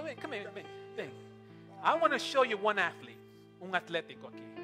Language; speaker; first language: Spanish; non-native, fluent; English